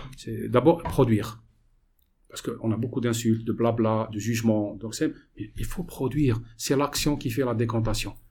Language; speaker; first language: French; non-native, local second language; Arabic